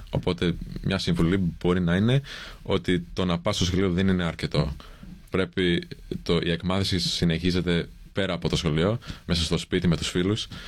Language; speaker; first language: Greek; early bilingual, heritage; English